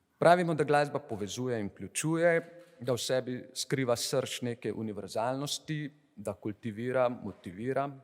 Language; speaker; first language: Slovenian; native; Slovenian